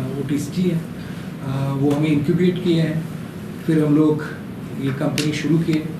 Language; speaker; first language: Hindi; non-native, local second language; Bangla